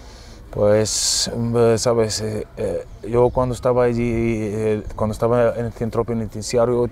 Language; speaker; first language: Spanish; non-native, fluent; Arabic